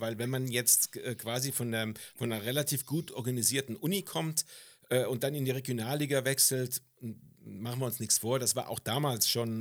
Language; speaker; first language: German; native; German